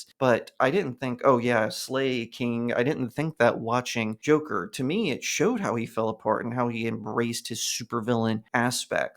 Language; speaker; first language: English; native; English